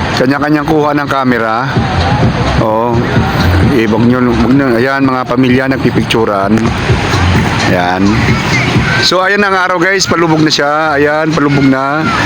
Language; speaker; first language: Filipino; non-native, local second language; Cebuano